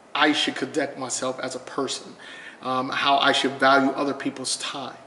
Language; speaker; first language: English; native; English